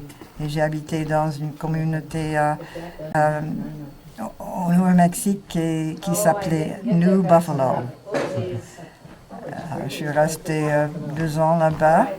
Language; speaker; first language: French; non-native, fluent; English